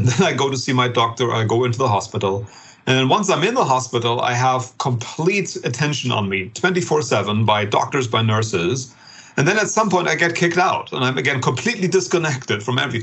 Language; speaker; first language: English; non-native, fluent; German